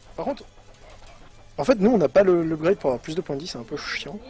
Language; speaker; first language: French; native; French